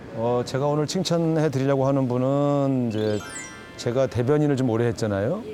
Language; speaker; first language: Korean; native; Korean